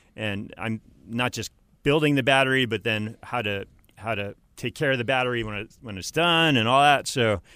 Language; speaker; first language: English; native; English